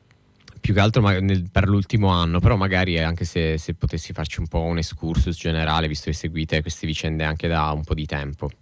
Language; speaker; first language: Italian; native; Italian